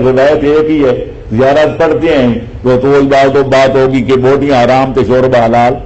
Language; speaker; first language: Urdu; non-native, local second language; Punjabi